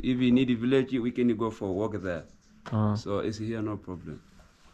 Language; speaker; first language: English; non-native, learner; Masai